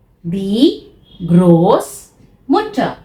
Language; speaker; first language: German; non-native, fluent; Hindi